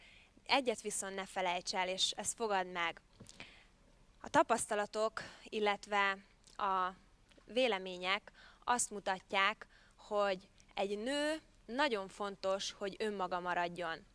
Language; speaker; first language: Hungarian; native; Hungarian